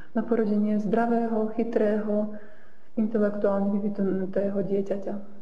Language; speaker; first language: Slovak; native; Slovak